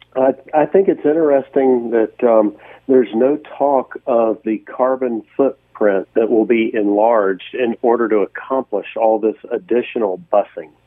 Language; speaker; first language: English; native; English